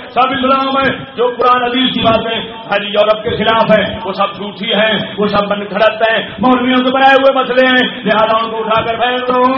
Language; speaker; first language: Urdu; non-native, local second language; Punjabi